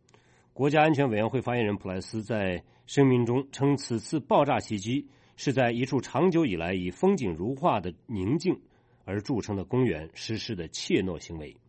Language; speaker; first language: Chinese; native; Chinese